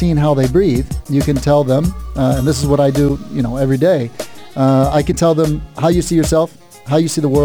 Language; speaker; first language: English; native; English